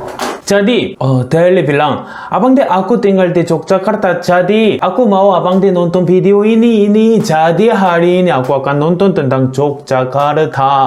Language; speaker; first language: Indonesian; non-native, learner; Korean